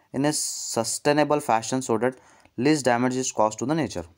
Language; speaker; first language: Hindi; non-native, local second language; Kannada